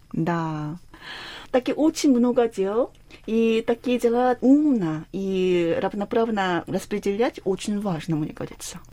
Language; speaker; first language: Russian; non-native, fluent; Korean